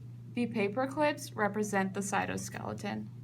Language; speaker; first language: English; native; English